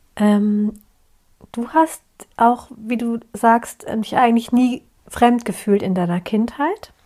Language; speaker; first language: German; early bilingual, other home language; Turkish